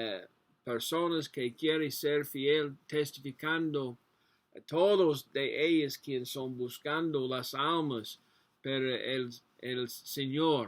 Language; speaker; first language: Spanish; non-native, learner; English